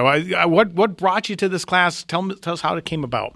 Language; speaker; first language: English; native; English